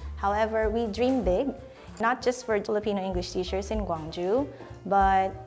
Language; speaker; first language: English; non-native, local second language; Filipino